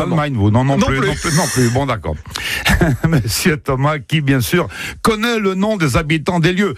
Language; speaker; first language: French; native; French